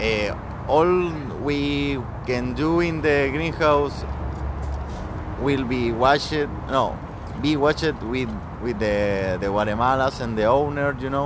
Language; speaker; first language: English; non-native, learner; Spanish